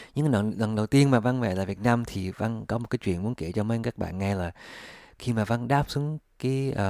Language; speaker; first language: Vietnamese; early bilingual, other home language; English